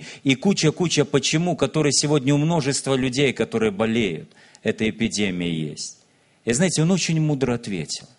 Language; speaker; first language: Russian; native; Russian